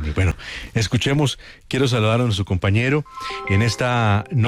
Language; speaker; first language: Spanish; native; Spanish